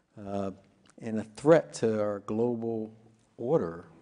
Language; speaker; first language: English; native; English